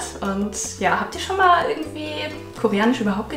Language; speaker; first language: German; native; German